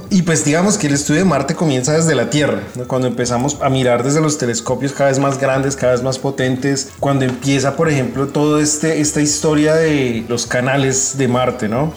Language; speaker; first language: Spanish; native; Spanish